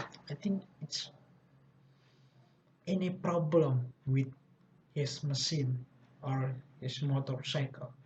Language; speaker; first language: English; non-native, learner; Indonesian